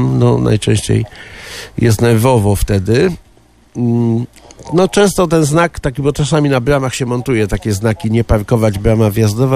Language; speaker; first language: Polish; native; Polish